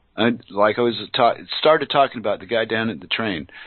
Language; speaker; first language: English; native; English